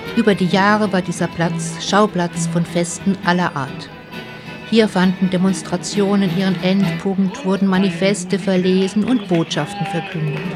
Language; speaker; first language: German; native; German